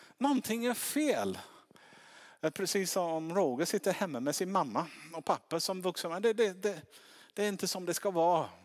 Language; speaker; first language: Swedish; non-native, fluent; English